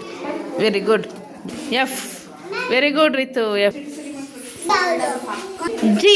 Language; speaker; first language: English; non-native, local second language; Kannada